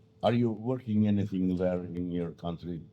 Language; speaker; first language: English; non-native, learner; Albanian